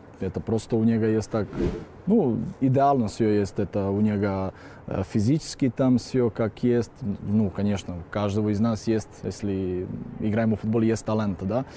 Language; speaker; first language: Russian; non-native, learner; Serbian